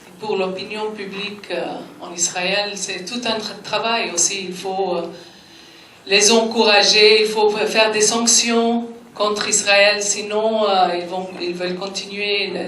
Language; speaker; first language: French; non-native, fluent; Arabic